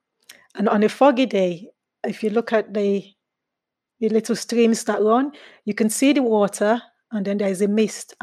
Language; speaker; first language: English; non-native, local second language; Krio